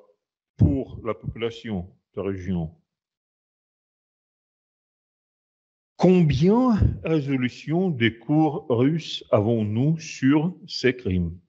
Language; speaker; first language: French; non-native, fluent; Russian